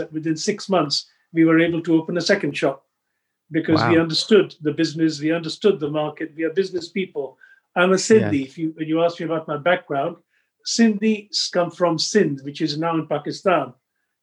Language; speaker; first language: English; non-native, local second language; Sindhi